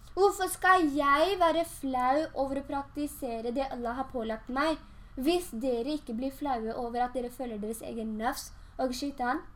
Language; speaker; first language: Norwegian; early bilingual, other home language; Urdu